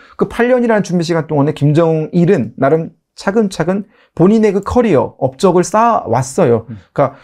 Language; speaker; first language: Korean; native; Korean